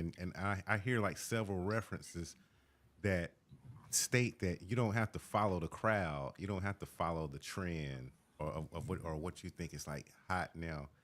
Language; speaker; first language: English; native; English